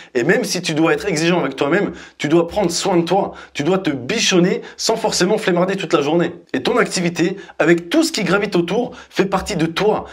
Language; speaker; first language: French; native; French